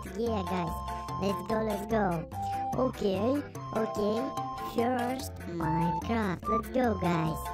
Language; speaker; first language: English; non-native, learner; Russian